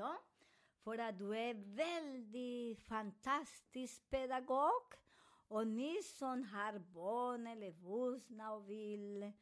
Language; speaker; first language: Swedish; non-native, fluent; Spanish